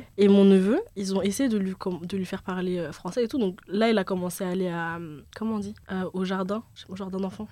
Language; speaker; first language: French; early bilingual, other home language; Bambara